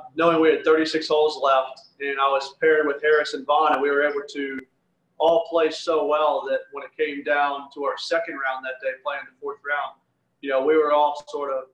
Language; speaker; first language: English; native; English